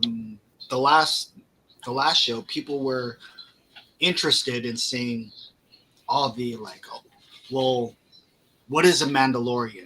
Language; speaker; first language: English; native; English